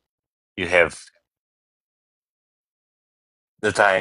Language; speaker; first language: English; non-native, learner; Bulgarian